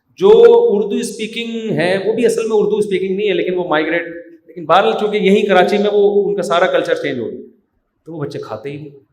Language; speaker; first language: Urdu; native; Urdu